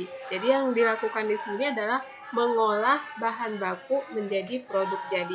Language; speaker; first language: Indonesian; native; Indonesian